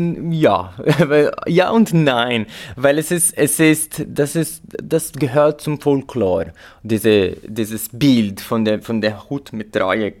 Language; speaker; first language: German; non-native, fluent; Portuguese